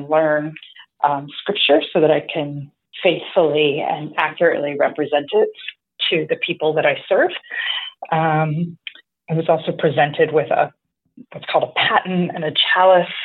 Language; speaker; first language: English; native; English